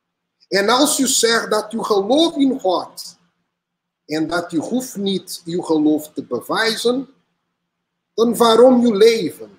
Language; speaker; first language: Dutch; non-native, learner; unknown